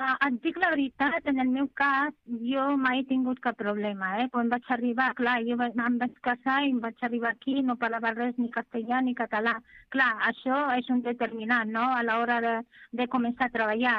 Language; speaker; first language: Catalan; non-native, fluent; Arabic